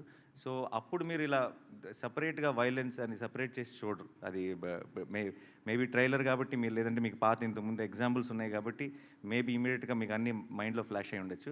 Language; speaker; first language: Telugu; native; Telugu